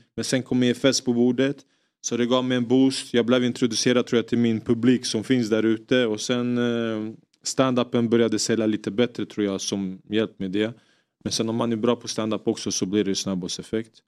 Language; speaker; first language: Swedish; early bilingual, other home language; Greek